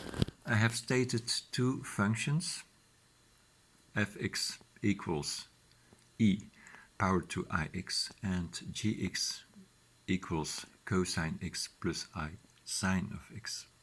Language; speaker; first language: English; non-native, fluent; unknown